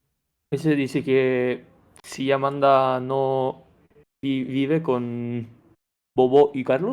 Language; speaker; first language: Spanish; non-native, fluent; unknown